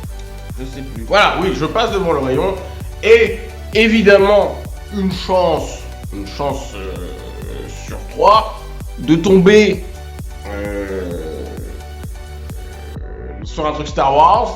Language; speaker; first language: French; native; French